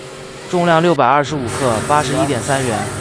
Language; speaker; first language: Chinese; native; Chinese